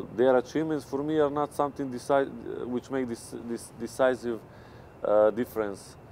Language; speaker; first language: English; non-native, fluent; Serbian